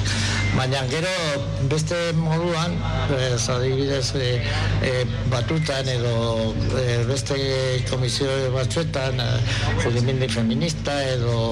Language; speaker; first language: Basque; non-native, local second language; Spanish